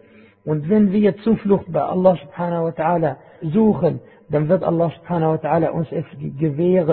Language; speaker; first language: German; non-native, fluent; Arabic